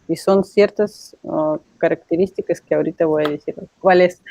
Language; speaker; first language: Spanish; non-native, fluent; Russian